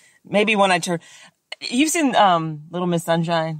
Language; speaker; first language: English; native; English